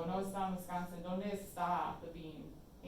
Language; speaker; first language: Spanish; non-native, fluent; English